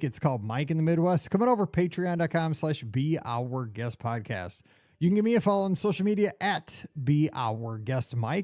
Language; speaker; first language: English; native; English